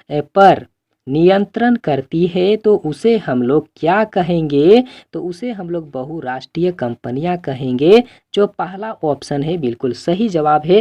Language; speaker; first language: Hindi; native; Hindi